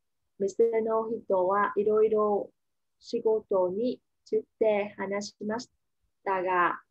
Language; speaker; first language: Japanese; non-native, fluent; Vietnamese